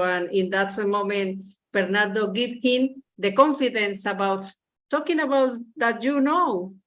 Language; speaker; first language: English; non-native, learner; Spanish